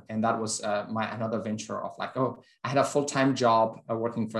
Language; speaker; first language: English; non-native, fluent; Persian